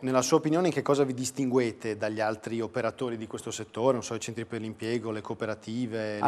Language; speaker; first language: Italian; native; Italian